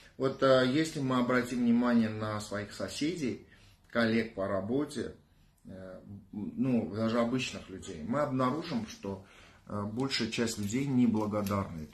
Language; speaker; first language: Russian; non-native, local second language; Armenian